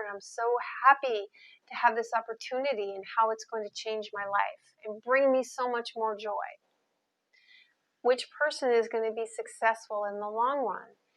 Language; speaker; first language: English; native; English